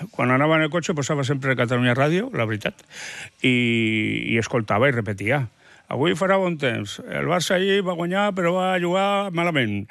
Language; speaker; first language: Catalan; non-native, local second language; Spanish